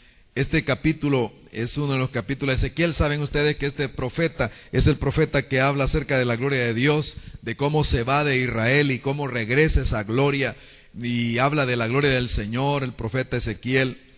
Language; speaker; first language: Spanish; native; Spanish